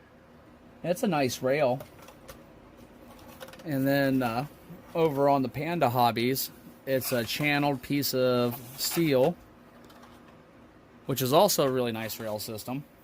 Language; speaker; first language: English; native; English